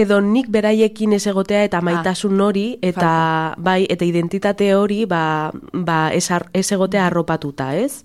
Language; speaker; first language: Basque; non-native, local second language; Spanish